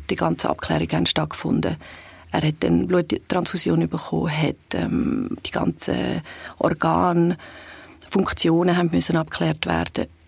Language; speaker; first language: German; early bilingual, other home language; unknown